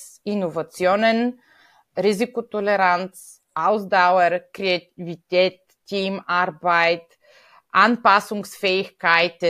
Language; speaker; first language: German; non-native, fluent; Bulgarian